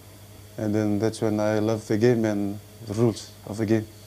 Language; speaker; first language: English; non-native, local second language; Fijian